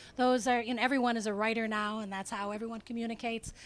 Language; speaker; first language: English; native; English